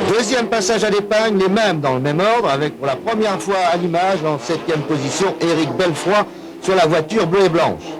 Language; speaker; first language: French; native; French